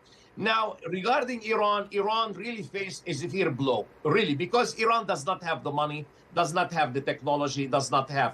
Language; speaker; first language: English; non-native, fluent; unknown